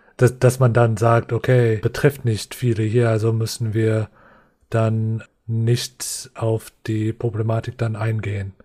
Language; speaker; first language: German; non-native, fluent; English